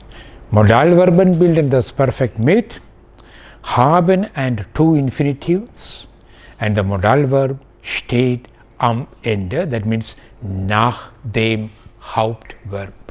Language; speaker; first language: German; non-native, fluent; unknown